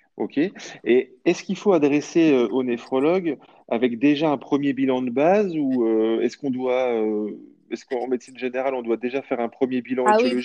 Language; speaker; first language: French; native; French